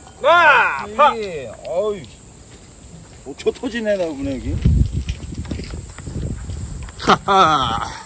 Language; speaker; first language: Korean; native; Korean